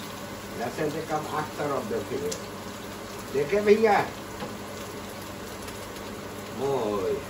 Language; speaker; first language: Dutch; non-native, local second language; Caribbean Hindustani